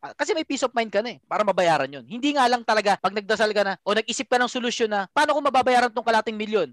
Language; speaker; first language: Filipino; native; Filipino